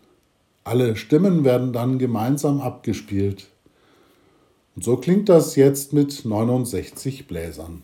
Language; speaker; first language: German; native; German